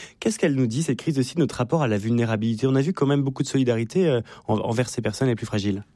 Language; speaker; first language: French; native; French